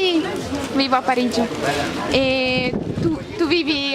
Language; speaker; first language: Italian; non-native, learner; Russian